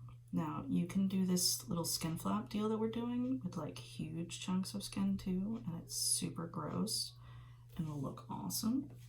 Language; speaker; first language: English; native; English